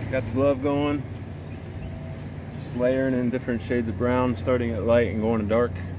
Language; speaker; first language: English; native; English